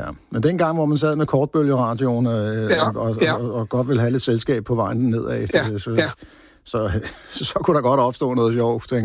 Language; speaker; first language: Danish; native; Danish